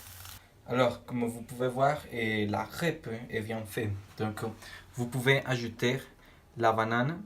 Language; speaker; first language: French; non-native, learner; Spanish